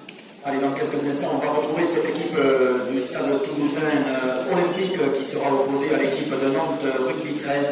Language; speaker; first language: French; native; French